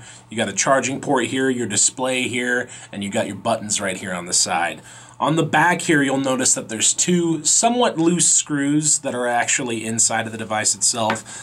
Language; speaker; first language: English; native; English